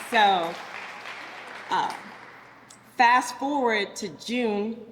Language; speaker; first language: English; native; English